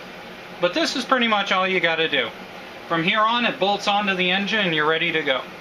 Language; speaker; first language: English; native; English